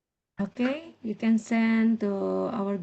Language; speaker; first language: English; non-native, learner; Indonesian